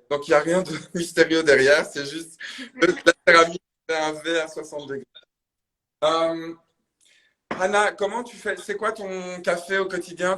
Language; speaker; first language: French; native; French